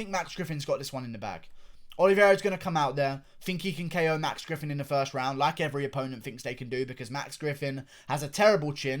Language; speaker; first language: English; native; English